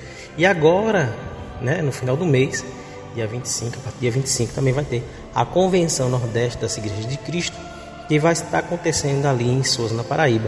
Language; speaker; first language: Portuguese; native; Portuguese